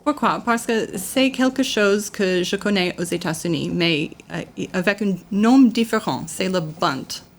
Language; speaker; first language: French; non-native, learner; English